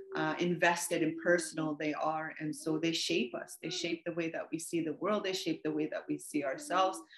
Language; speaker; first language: English; native; English